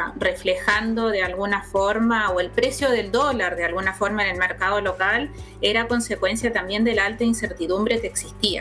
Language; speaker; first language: Spanish; native; Spanish